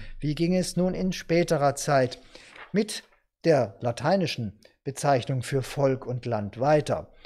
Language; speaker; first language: German; native; German